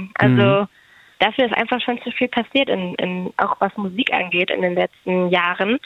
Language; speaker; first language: German; native; German